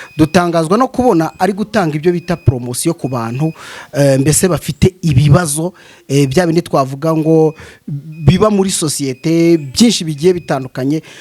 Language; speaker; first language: Kinyarwanda; native; Kinyarwanda